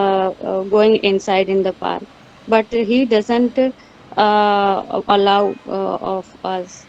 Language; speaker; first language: English; non-native, learner; Hindi